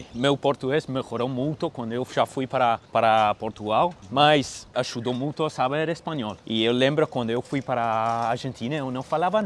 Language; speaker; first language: Portuguese; non-native, fluent; English